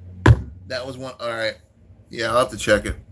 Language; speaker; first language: English; native; English